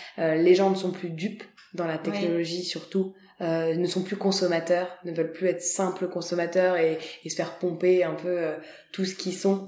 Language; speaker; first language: French; native; French